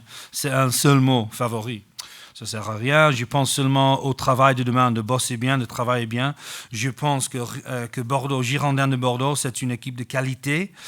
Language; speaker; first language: French; non-native, fluent; English